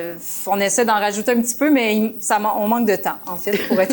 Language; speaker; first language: French; native; French